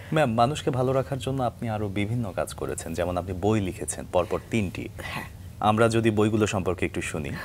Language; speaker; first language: Bangla; native; Bangla